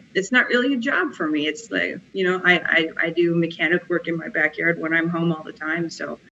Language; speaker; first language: English; native; English